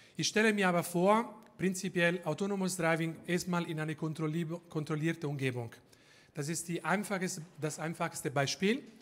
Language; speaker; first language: German; non-native, fluent; Italian